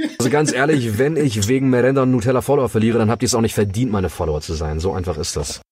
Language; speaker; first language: German; early bilingual, other home language; Greek